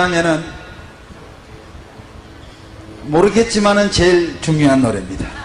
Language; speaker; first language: Korean; native; Korean